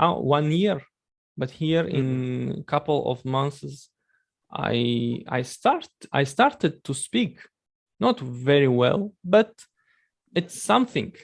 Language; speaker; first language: English; non-native, learner; Chechen